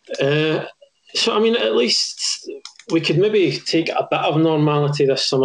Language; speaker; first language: English; native; English